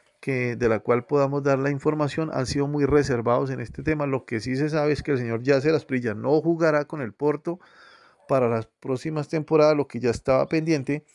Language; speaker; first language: Spanish; native; Spanish